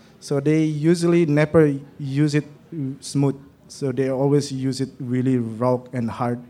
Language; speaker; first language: English; non-native, learner; Indonesian